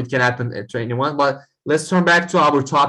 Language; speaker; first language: English; non-native, fluent; Turkish